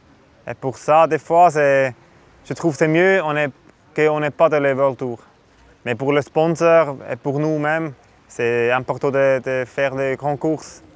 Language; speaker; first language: French; non-native, fluent; German